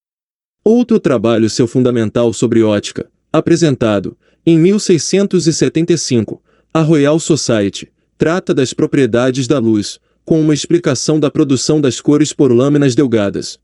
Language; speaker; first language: Portuguese; native; Portuguese